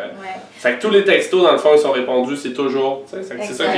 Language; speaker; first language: French; native; French